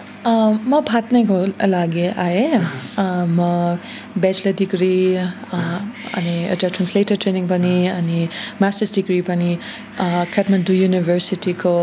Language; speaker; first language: Nepali; non-native, learner; German